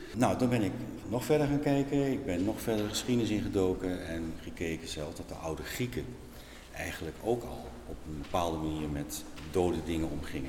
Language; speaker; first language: Dutch; native; Dutch